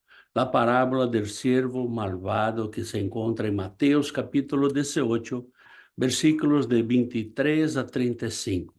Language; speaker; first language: Spanish; non-native, fluent; Portuguese